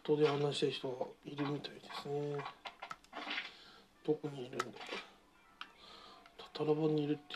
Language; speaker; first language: Japanese; native; Japanese